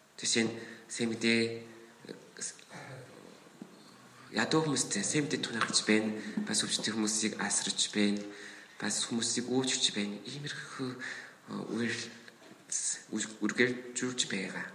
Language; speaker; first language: Mongolian; non-native, fluent; Korean